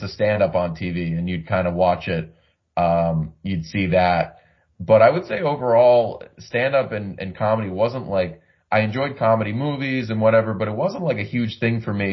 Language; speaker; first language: English; native; English